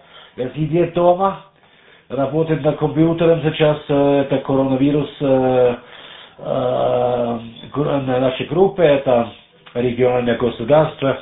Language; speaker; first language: Russian; non-native, learner; German